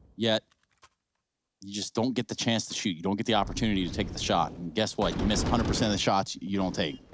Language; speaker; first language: English; native; English